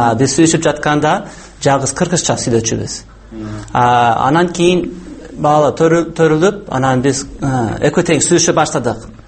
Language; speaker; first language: Kyrgyz; non-native, fluent; English